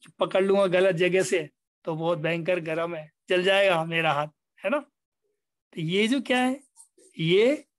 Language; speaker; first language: Hindi; native; Hindi